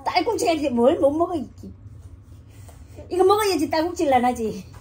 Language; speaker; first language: Korean; native; Korean